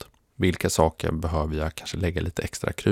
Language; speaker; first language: Swedish; native; Swedish